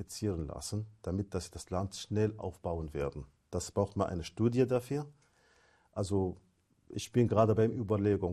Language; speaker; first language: German; non-native, fluent; Arabic